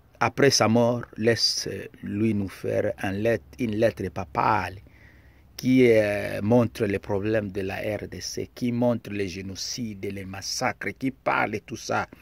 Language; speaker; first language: French; non-native, local second language; Lingala